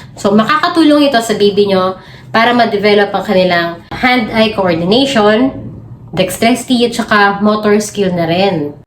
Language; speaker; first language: Filipino; non-native, local second language; Cebuano